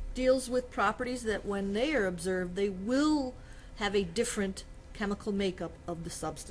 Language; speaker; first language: English; native; English